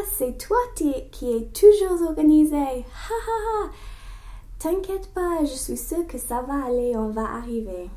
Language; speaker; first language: French; non-native, learner; English